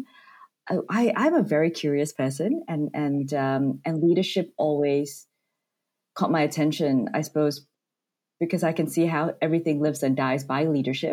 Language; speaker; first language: English; non-native, local second language; Cantonese